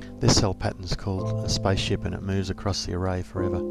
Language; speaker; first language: English; native; English